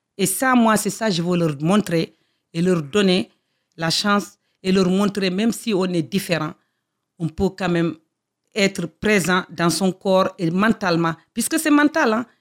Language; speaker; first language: French; non-native, local second language; Fula